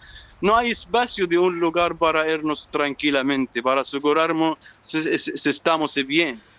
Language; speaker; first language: Spanish; non-native, learner; Arabic